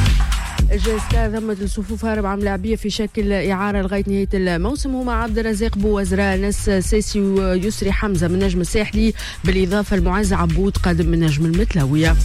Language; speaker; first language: Arabic; native; Arabic